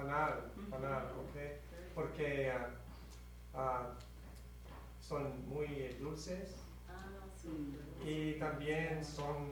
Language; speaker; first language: Spanish; non-native, learner; English